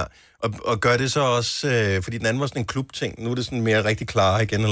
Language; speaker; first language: Danish; native; Danish